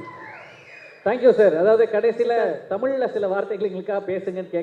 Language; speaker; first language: Tamil; native; Tamil